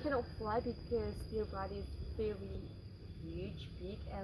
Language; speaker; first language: English; non-native, learner; Indonesian